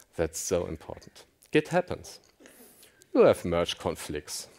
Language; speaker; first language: English; non-native, fluent; German